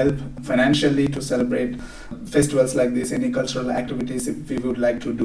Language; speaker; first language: English; non-native, local second language; Telugu